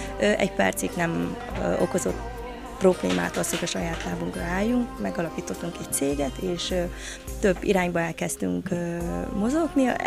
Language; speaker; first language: Hungarian; early bilingual, other home language; Vietnamese